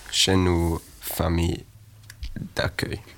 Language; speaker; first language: French; non-native, learner; Swedish